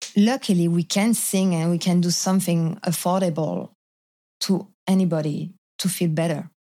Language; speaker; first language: English; non-native, fluent; French